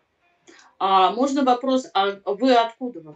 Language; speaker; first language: Russian; native; Russian